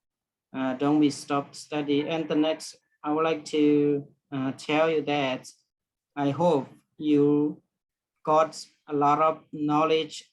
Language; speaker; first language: English; non-native, learner; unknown